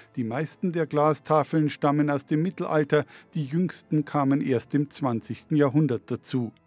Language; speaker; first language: German; native; German